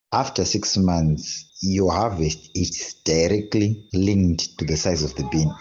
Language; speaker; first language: English; non-native, local second language; Shona